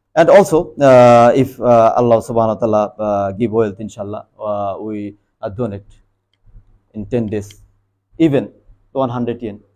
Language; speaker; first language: English; non-native, local second language; Bangla